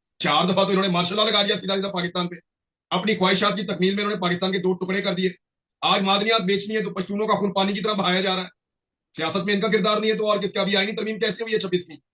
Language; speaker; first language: Urdu; non-native, local second language; Punjabi